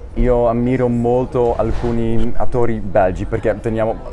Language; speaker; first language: Italian; non-native, fluent; Dutch